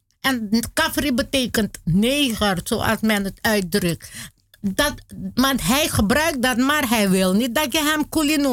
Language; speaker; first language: Dutch; non-native, learner; Spanish